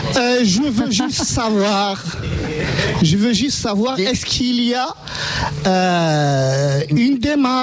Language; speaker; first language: French; non-native, fluent; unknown